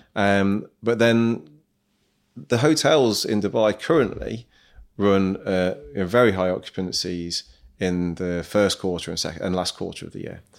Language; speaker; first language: English; native; English